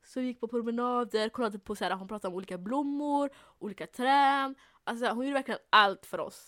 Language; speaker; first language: Swedish; early bilingual, other home language; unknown